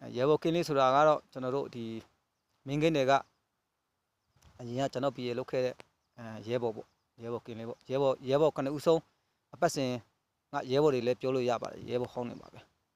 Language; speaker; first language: Burmese; native; Burmese